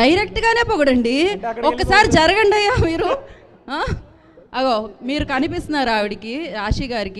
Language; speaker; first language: Telugu; native; Telugu